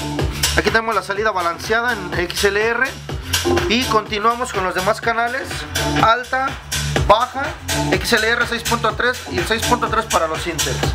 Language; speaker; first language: Spanish; native; Spanish